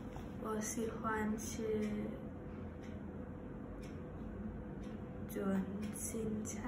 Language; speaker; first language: Chinese; non-native, learner; Thai